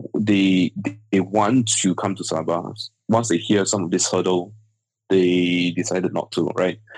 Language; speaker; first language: English; native; English